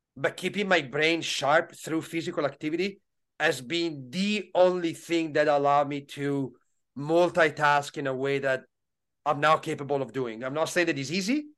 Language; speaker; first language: English; non-native, fluent; Italian